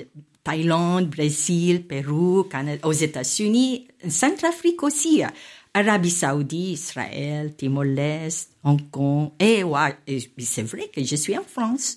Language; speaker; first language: French; non-native, fluent; Filipino